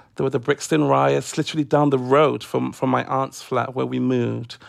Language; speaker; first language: English; non-native, local second language; Akan